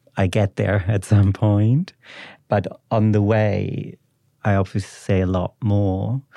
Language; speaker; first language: English; non-native, fluent; German